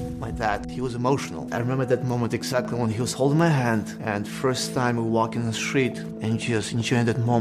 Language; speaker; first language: English; non-native, fluent; Russian